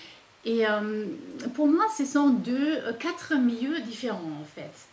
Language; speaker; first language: French; non-native, fluent; German